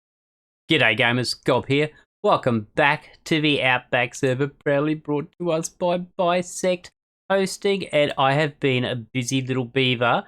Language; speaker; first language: English; native; English